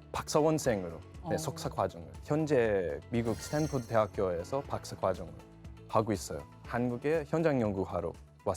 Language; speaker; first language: Korean; non-native, fluent; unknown